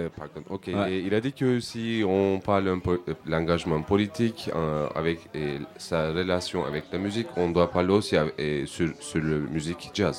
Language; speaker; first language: French; non-native, learner; Turkish